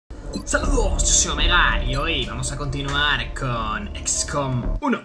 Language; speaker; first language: Spanish; native; Spanish